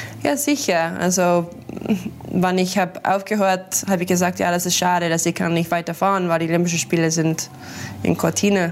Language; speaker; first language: German; non-native, learner; English